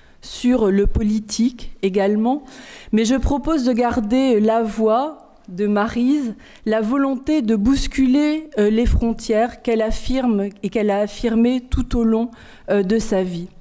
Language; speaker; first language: French; native; French